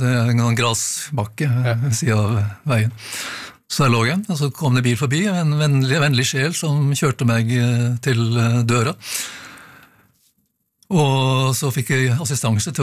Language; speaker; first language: Norwegian; native; Norwegian